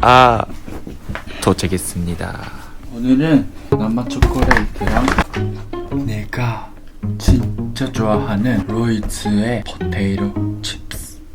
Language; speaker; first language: Korean; non-native, learner; Japanese